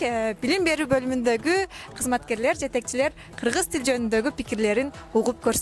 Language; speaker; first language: Kyrgyz; native; Kyrgyz